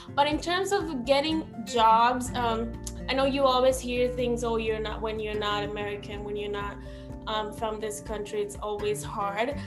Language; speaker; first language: English; non-native, local second language; Sinhala